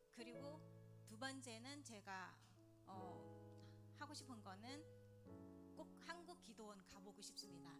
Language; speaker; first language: Korean; non-native, learner; Vietnamese